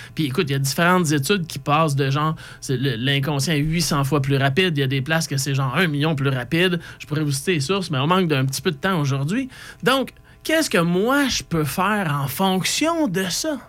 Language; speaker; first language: French; native; French